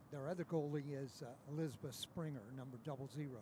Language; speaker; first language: English; native; English